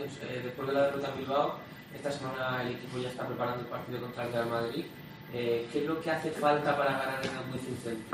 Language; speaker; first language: Spanish; native; Spanish